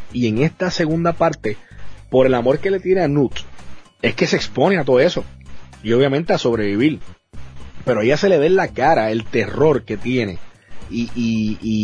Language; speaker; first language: Spanish; native; Spanish